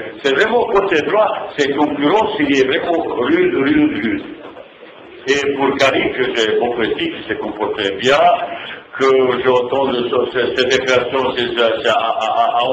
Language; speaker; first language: French; non-native, fluent; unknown